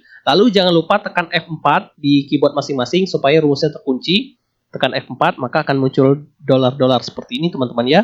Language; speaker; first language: Indonesian; native; Indonesian